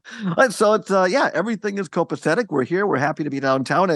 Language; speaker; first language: English; native; English